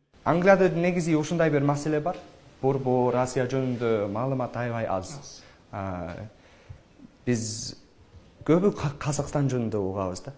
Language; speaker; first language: Kyrgyz; non-native, fluent; English